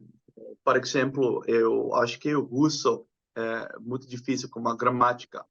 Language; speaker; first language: Portuguese; non-native, learner; Dutch